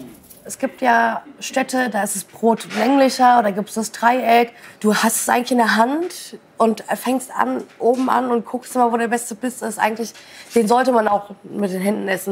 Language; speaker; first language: German; early bilingual, other home language; Turkish